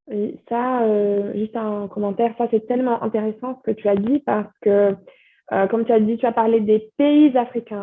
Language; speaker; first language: French; non-native, fluent; Portuguese